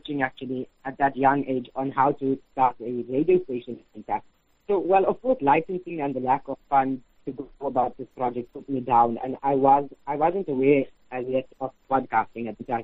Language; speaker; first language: English; native; English